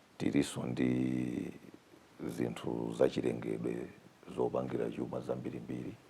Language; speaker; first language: Nyanja; native; Nyanja